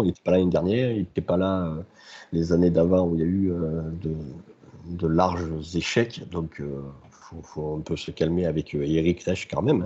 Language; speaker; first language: French; native; French